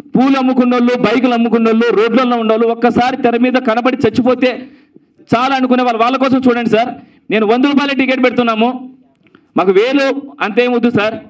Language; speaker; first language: Telugu; native; Telugu